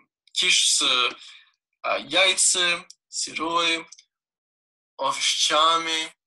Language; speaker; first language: Russian; non-native, learner; English